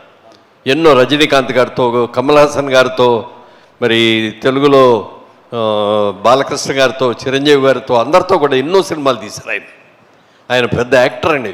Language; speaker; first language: Telugu; native; Telugu